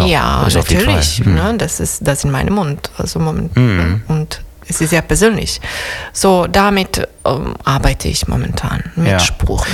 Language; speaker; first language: German; non-native, fluent; Serbian